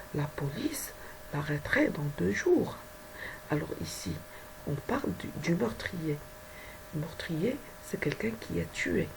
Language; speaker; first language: French; non-native, local second language; Arabic